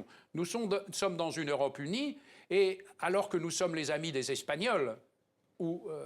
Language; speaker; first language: French; native; French